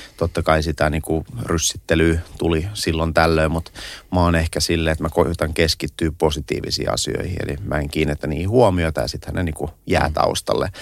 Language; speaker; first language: Finnish; early bilingual, other home language; Russian